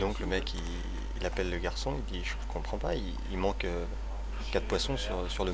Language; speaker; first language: French; native; French